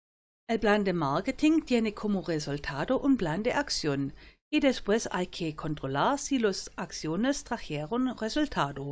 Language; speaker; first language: Spanish; non-native, fluent; German